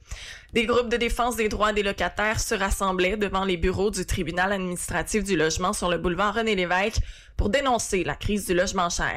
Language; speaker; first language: French; native; French